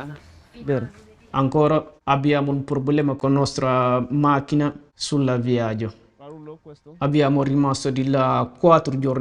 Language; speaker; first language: Italian; non-native, learner; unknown